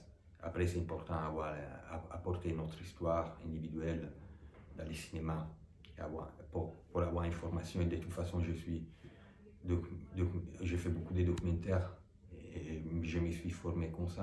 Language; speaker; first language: French; non-native, fluent; Italian